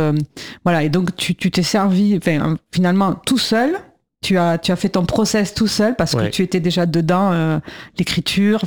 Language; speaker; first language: French; native; French